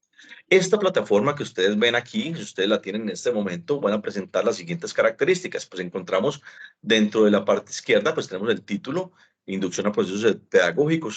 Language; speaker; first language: Spanish; native; Spanish